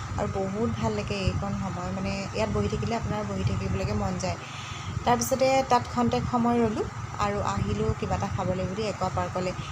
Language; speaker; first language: Assamese; native; Assamese